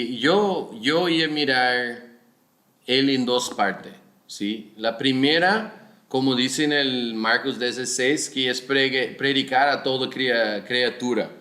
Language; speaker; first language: Spanish; non-native, fluent; Portuguese